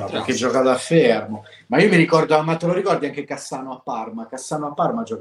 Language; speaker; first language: Italian; native; Italian